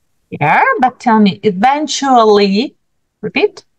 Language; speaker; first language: English; non-native, fluent; Ukrainian